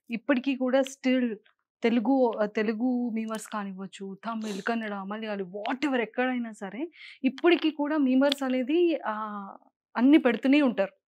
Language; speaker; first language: Telugu; native; Telugu